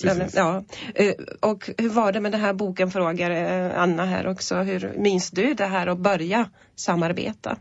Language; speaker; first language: Swedish; non-native, fluent; Polish